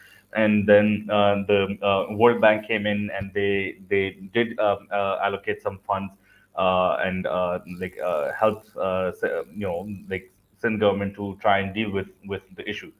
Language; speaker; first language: English; non-native, local second language; Urdu